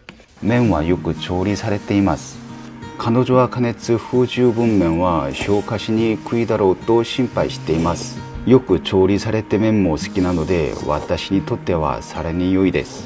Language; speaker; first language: Japanese; non-native, learner; Korean